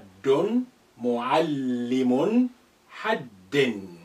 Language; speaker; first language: Arabic; non-native, fluent; English